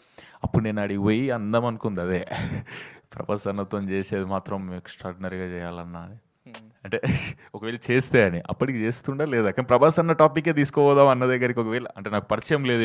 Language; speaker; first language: Telugu; native; Telugu